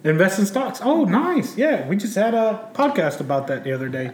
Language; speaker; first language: English; early bilingual, other home language; Spanish